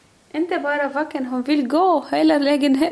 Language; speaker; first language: Swedish; non-native, learner; Arabic